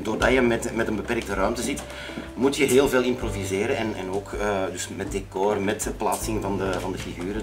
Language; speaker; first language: Dutch; native; Dutch